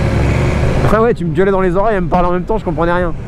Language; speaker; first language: French; native; French